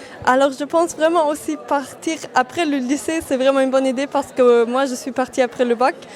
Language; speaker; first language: French; non-native, fluent; German